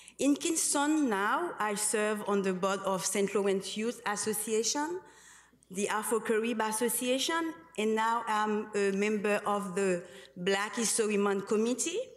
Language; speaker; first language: English; non-native, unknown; Haitian Creole